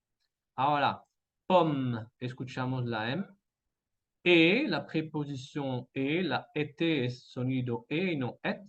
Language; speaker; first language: Spanish; non-native, fluent; French